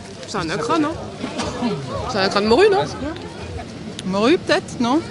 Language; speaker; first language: French; native; French